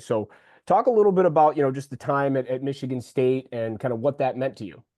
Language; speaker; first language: English; native; English